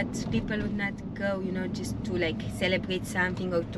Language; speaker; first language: English; non-native, fluent; Romanian